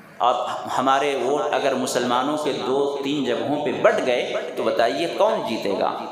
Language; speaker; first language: Urdu; native; Urdu